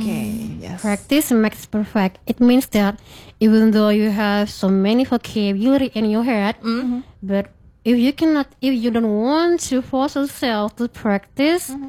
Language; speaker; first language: English; non-native, fluent; Indonesian